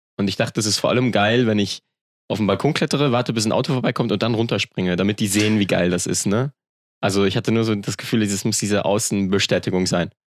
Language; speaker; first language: German; native; German